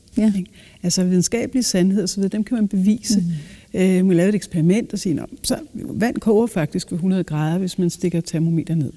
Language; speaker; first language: Danish; native; Danish